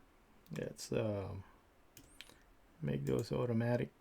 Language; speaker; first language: English; native; English